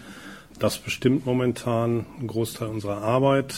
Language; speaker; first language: German; native; German